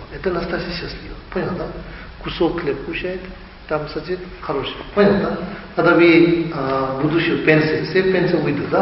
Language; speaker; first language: Russian; non-native, learner; Tibetan